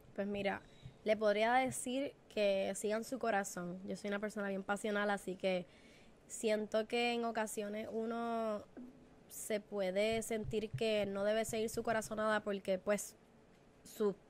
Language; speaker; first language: Spanish; native; Spanish